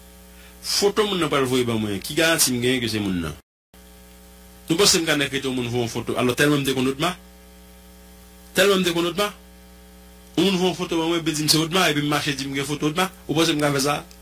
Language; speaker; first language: French; non-native, local second language; Haitian Creole